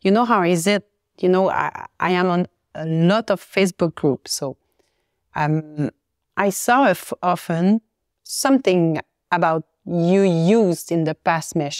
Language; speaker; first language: English; non-native, learner; French